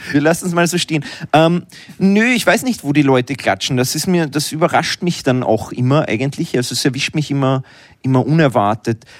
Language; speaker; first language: German; native; German